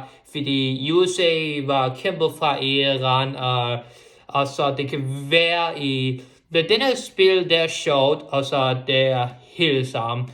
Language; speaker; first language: Danish; non-native, local second language; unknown